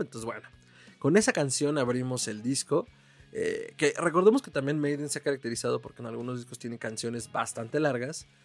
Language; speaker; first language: Spanish; native; Spanish